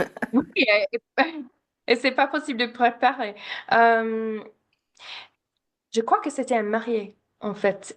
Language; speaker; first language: French; non-native, learner; English